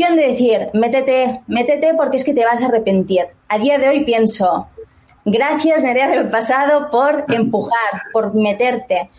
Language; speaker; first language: Spanish; native; Spanish